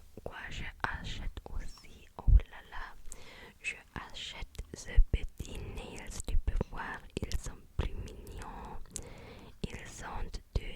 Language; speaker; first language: French; non-native, learner; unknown